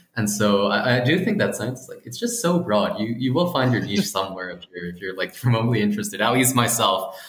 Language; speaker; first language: English; native; English